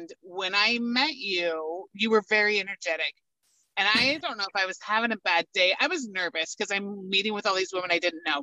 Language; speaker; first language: English; native; English